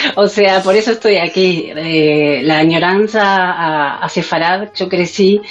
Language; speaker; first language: Spanish; native; Spanish